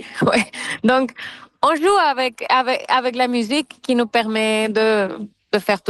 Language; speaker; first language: French; non-native, fluent; Spanish